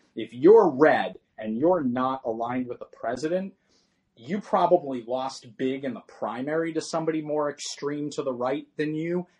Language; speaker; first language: English; native; English